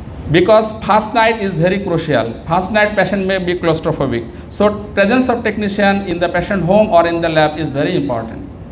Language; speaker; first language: English; non-native, local second language; Bangla